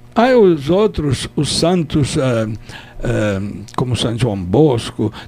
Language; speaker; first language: Portuguese; non-native, fluent; Italian